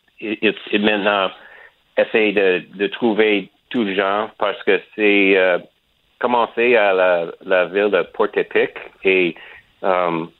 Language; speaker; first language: French; non-native, learner; English